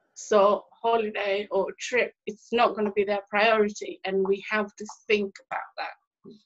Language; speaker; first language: English; non-native, local second language; Swahili